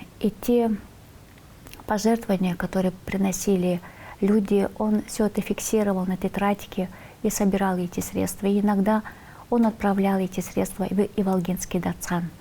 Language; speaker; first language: Russian; non-native, local second language; Tuvinian